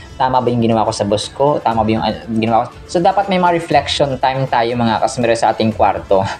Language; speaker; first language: Filipino; non-native, local second language; Hiligaynon